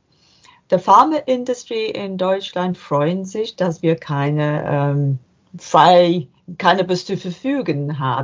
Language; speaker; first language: German; non-native, learner; English